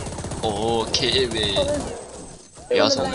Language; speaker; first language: Chinese; native; Chinese